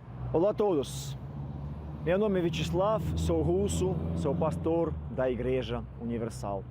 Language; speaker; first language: Portuguese; non-native, fluent; Russian